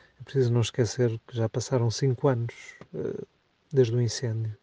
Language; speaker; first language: Portuguese; native; Portuguese